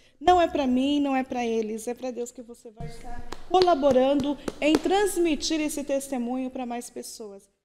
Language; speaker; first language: Portuguese; native; Portuguese